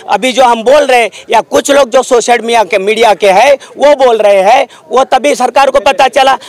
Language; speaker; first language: Hindi; non-native, local second language; Marathi